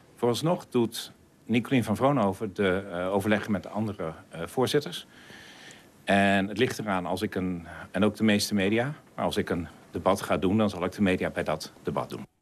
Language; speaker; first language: Dutch; native; Dutch